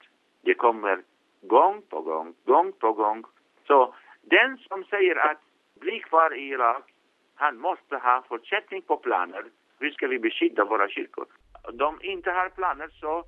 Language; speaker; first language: Swedish; non-native, fluent; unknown